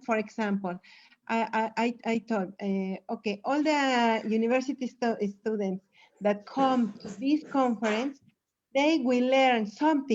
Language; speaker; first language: English; non-native, learner; Spanish